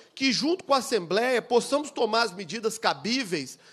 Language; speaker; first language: Portuguese; native; Portuguese